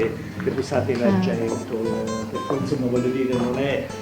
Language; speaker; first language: Italian; native; Italian